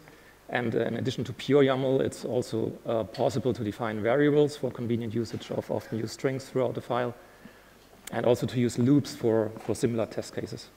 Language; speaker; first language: English; non-native, fluent; German